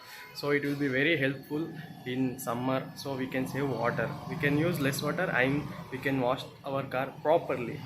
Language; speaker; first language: English; non-native, local second language; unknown